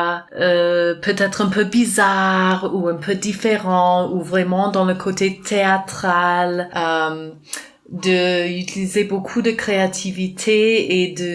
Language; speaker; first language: French; non-native, fluent; English